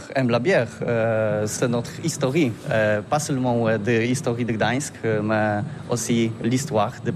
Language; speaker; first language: French; non-native, learner; Polish